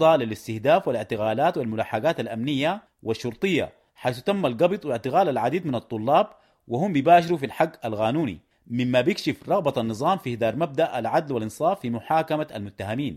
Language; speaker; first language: Arabic; native; Arabic